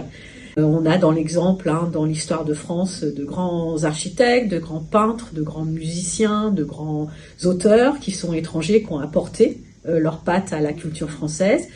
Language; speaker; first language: French; native; French